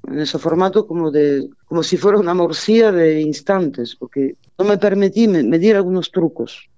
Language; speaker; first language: Spanish; non-native, fluent; French